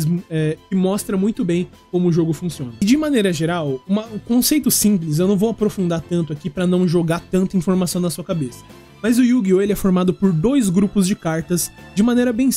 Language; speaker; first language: Portuguese; native; Portuguese